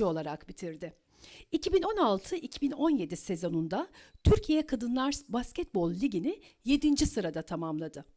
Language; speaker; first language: Turkish; native; Turkish